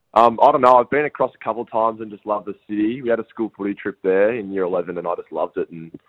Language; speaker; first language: English; native; English